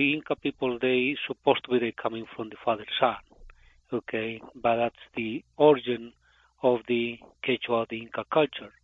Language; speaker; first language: English; non-native, fluent; Spanish